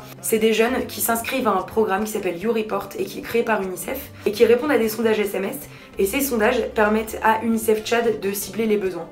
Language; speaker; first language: French; native; French